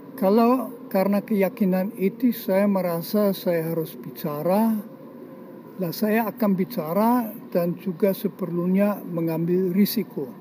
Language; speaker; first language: Indonesian; non-native, fluent; German